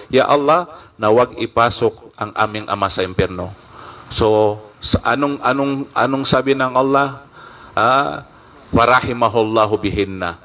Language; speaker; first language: Filipino; non-native, local second language; Maguindanaon